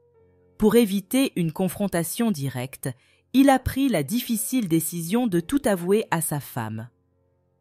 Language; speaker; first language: French; native; French